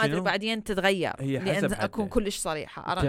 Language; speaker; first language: Arabic; early bilingual, heritage; Arabic